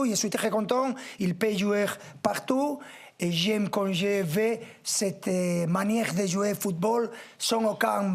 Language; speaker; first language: French; non-native, fluent; Spanish